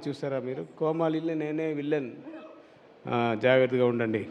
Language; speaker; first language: Telugu; non-native, learner; Tamil